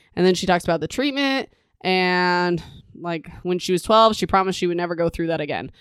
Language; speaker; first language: English; native; English